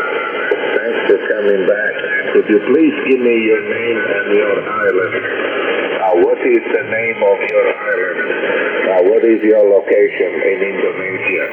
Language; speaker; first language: English; non-native, fluent; Italian